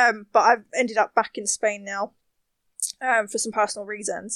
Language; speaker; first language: English; native; English